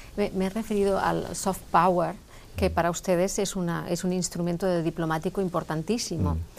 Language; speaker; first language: Spanish; non-native, local second language; Catalan